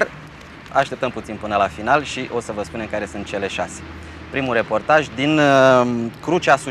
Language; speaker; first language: Romanian; native; Romanian